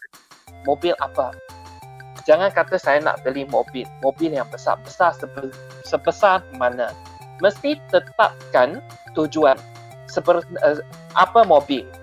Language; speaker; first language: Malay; non-native, local second language; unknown